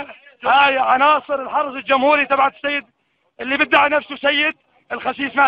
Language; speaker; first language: Arabic; native; Arabic